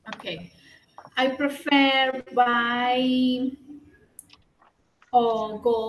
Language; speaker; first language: English; non-native, learner; Spanish